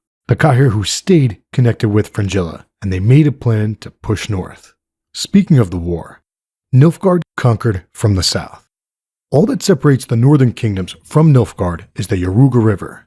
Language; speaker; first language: English; native; English